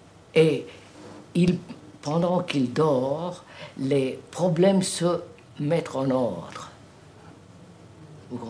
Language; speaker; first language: French; non-native, fluent; Telugu